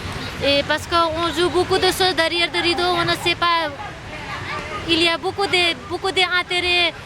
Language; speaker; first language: French; non-native, fluent; Nepali